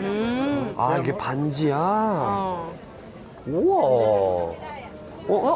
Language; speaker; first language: Korean; native; Korean